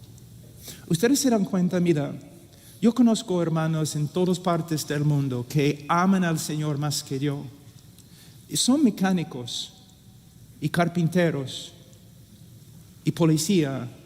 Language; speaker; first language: Spanish; non-native, fluent; English